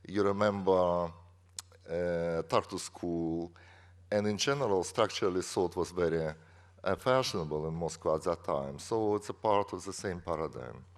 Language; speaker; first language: English; non-native, fluent; Russian